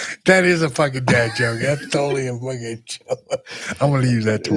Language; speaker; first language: English; native; English